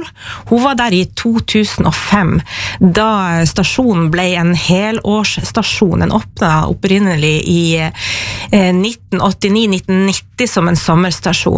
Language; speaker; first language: Norwegian; native; Norwegian